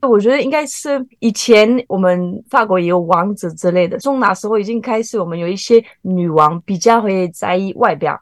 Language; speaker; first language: Chinese; non-native, fluent; French